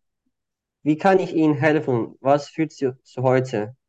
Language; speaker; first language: German; non-native, fluent; Turkish